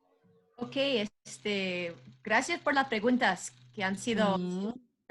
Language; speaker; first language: Spanish; non-native, fluent; English